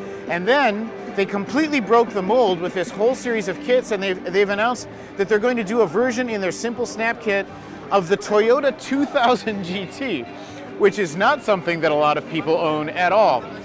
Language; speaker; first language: English; native; English